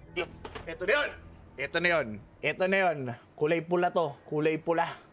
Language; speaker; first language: Filipino; native; Filipino